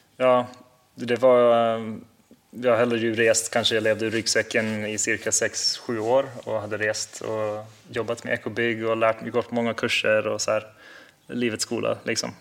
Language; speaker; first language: Swedish; early bilingual, heritage; Swedish